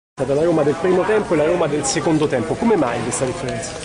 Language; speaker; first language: Italian; native; Italian